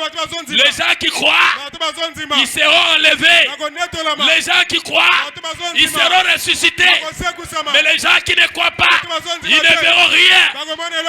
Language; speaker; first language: French; non-native, local second language; Lingala